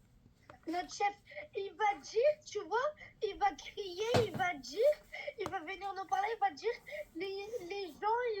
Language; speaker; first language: French; native; French